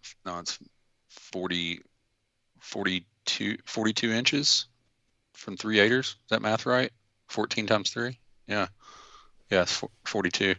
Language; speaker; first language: English; native; English